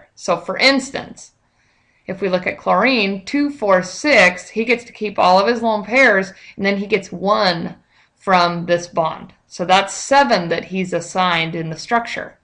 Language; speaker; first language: English; native; English